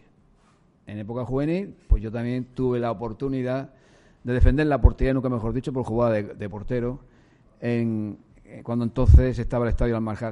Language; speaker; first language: Spanish; native; Spanish